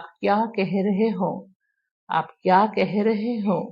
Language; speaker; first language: Hindi; non-native, fluent; Bangla